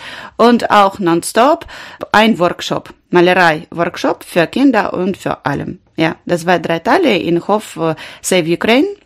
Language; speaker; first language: German; non-native, learner; Ukrainian